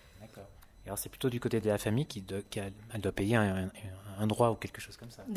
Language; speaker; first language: French; native; French